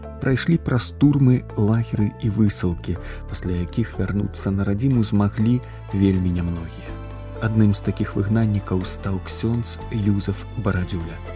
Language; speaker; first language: Belarusian; native; Belarusian